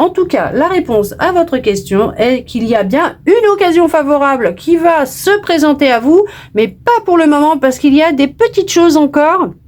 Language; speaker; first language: French; native; French